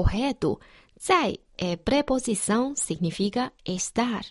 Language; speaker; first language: Portuguese; non-native, fluent; Chinese